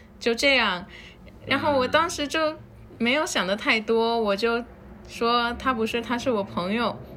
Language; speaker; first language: Chinese; non-native, fluent; Spanish